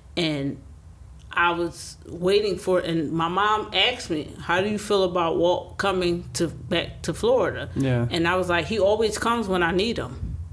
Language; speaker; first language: English; native; English